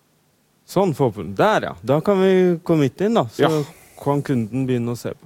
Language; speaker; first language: Norwegian; native; Norwegian